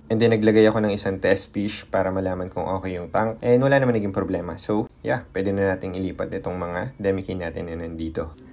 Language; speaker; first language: Filipino; native; Filipino